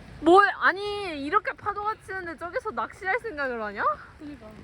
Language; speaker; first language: Korean; native; Korean